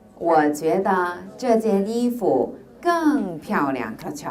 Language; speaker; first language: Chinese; non-native, fluent; Korean